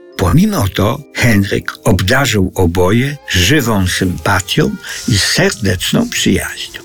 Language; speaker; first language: Polish; native; Polish